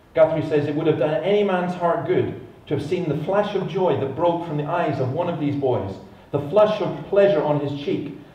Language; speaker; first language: English; native; English